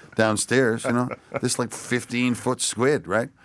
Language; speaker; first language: English; native; English